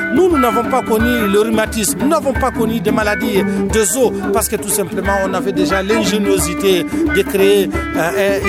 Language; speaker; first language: French; non-native, local second language; Tamasheq